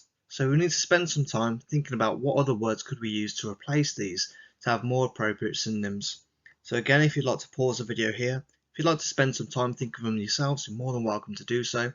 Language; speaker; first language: English; native; English